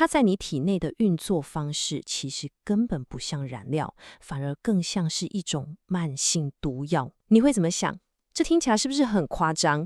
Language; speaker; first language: Chinese; native; Chinese